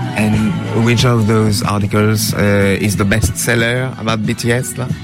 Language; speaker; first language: English; non-native, local second language; Morisyen